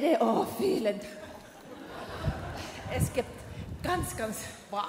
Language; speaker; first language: German; non-native, learner; Finnish